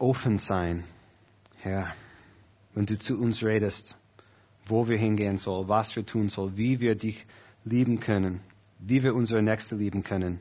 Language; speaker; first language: German; non-native, fluent; English